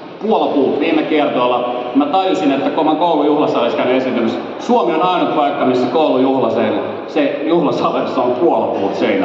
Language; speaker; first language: Finnish; native; Finnish